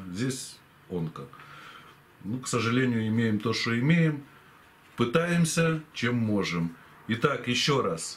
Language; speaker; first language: Russian; native; Russian